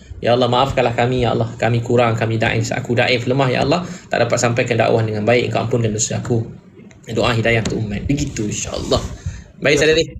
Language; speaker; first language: Malay; native; Malay